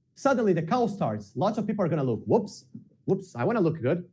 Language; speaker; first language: English; non-native, fluent; Portuguese